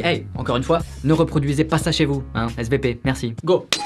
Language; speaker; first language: French; native; French